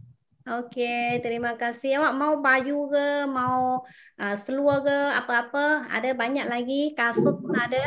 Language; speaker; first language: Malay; non-native, fluent; Vietnamese